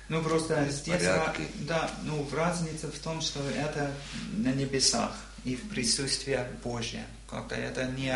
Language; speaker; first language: Russian; non-native, learner; English